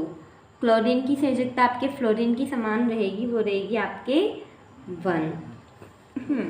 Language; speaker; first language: Hindi; native; Hindi